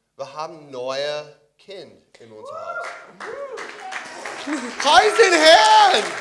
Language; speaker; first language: German; non-native, learner; English